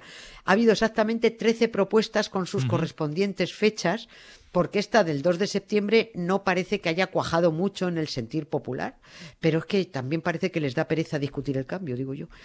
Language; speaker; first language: Spanish; native; Spanish